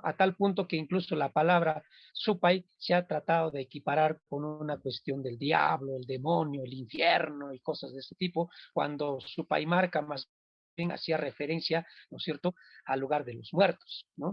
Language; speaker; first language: Spanish; non-native, local second language; Quechua